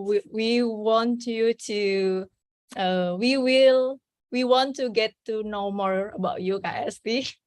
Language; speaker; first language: English; non-native, fluent; Indonesian